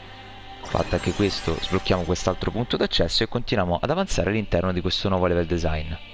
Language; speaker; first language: Italian; native; Italian